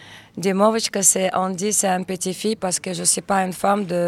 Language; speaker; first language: French; non-native, fluent; Russian